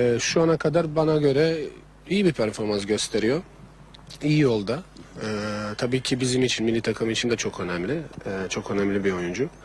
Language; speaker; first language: Turkish; non-native, fluent; Bosnian